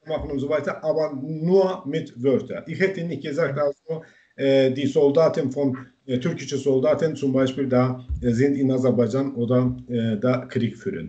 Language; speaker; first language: German; non-native, learner; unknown